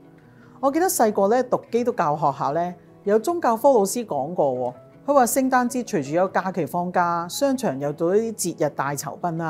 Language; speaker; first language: Chinese; native; Chinese